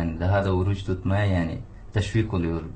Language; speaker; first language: Turkish; non-native, fluent; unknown